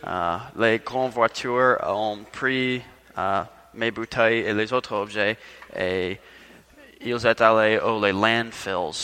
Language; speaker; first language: French; non-native, learner; English